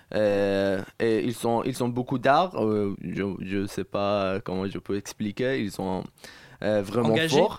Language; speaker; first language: French; non-native, fluent; Persian